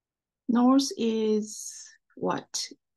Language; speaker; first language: English; non-native, fluent; Japanese